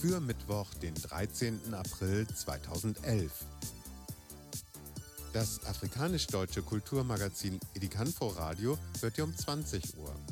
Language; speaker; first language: German; native; German